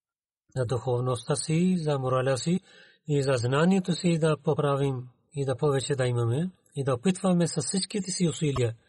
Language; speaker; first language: Bulgarian; non-native, learner; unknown